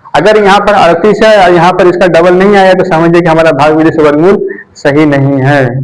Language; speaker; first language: Hindi; native; Hindi